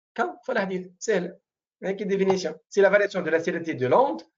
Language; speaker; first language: French; non-native, local second language; Arabic